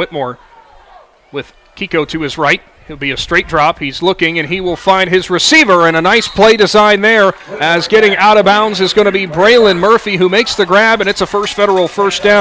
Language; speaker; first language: English; native; English